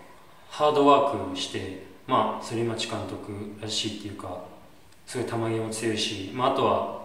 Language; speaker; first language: Japanese; native; Japanese